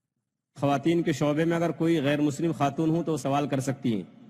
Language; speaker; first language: Hindi; native; Hindi